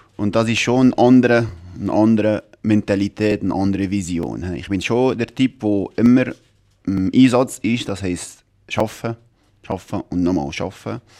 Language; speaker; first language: German; non-native, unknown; Arabic